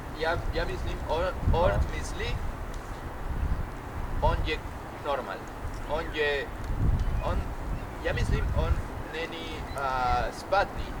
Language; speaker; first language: Czech; non-native, learner; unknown